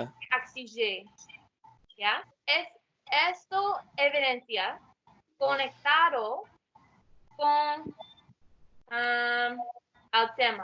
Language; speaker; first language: Spanish; non-native, learner; English